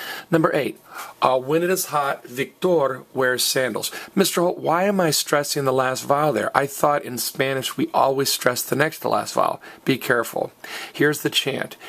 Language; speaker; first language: English; native; English